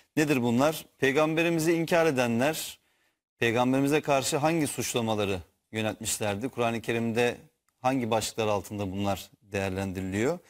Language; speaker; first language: Turkish; native; Turkish